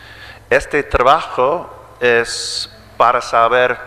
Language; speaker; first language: Spanish; early bilingual, heritage; English